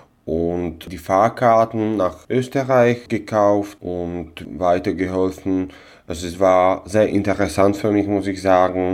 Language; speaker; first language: German; non-native, local second language; Slovak